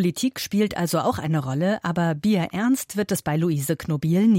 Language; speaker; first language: German; native; German